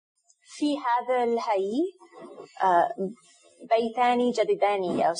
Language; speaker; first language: Arabic; non-native, learner; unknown